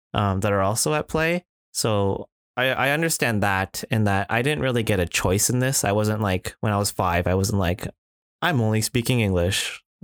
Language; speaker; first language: English; native; English